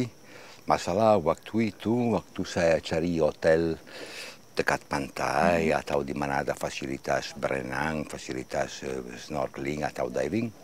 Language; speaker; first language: Indonesian; non-native, learner; Italian